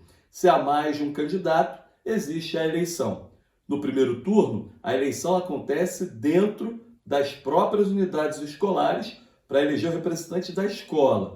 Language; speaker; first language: Portuguese; native; Portuguese